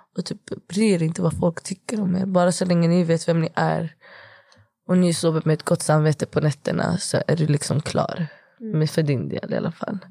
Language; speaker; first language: Swedish; early bilingual, other home language; Kurdish